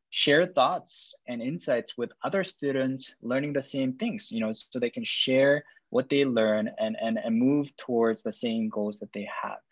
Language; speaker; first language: English; non-native, fluent; Korean